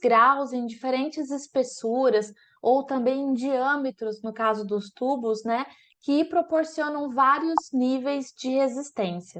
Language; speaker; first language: Portuguese; native; Portuguese